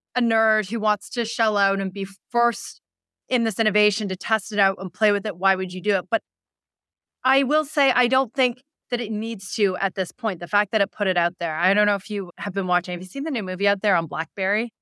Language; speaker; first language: English; native; English